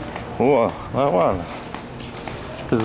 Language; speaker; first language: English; non-native, learner; Russian